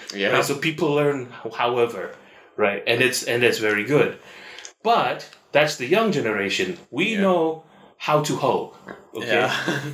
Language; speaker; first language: English; non-native, local second language; Malay